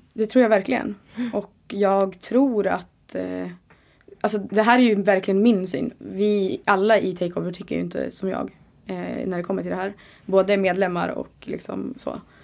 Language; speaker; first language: Swedish; native; Swedish